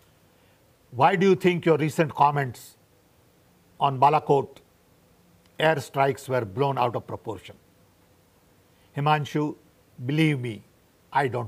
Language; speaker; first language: English; non-native, local second language; Gujarati